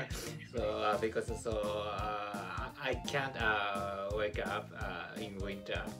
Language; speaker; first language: English; non-native, learner; Japanese